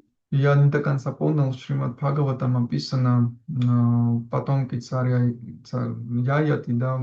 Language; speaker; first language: Russian; non-native, fluent; Georgian